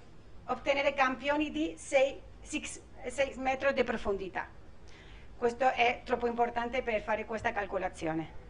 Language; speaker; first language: Italian; non-native, learner; Spanish